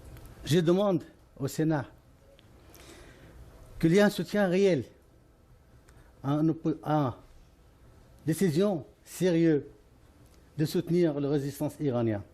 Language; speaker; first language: French; non-native, fluent; Arabic